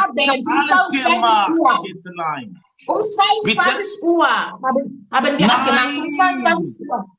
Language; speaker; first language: German; non-native, learner; Swahili